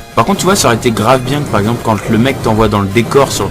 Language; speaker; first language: French; native; French